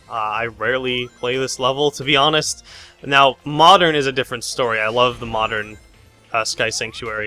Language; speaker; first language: English; native; English